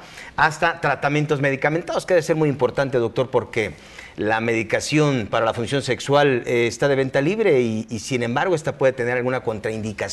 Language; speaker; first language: Spanish; native; Spanish